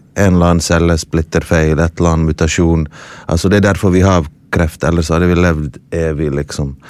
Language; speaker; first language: Norwegian; early bilingual, other home language; Bosnian